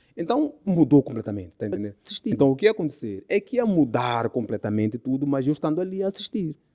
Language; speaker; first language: Portuguese; native; Portuguese